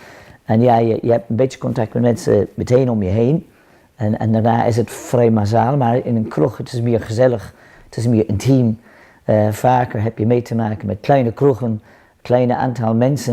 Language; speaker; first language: Dutch; non-native, fluent; English